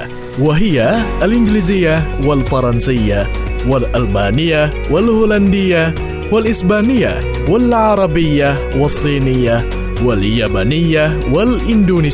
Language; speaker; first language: Arabic; non-native, fluent; Indonesian